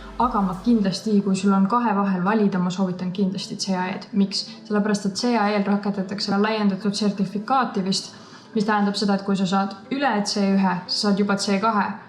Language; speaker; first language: Estonian; native; Estonian